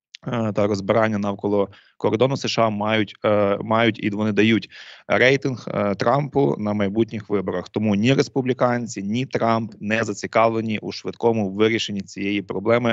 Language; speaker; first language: Ukrainian; native; Ukrainian